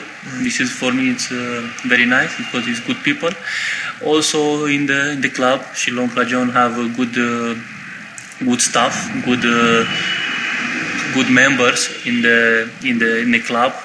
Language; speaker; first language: English; non-native, learner; Romanian